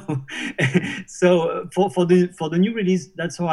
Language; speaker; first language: English; non-native, fluent; French